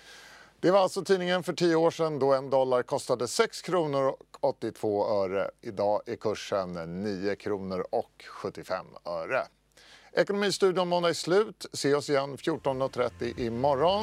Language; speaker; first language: Swedish; native; Swedish